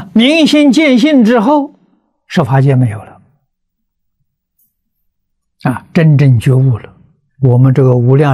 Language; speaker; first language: Chinese; native; Chinese